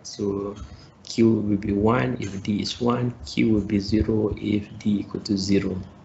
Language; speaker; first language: English; non-native, local second language; Malay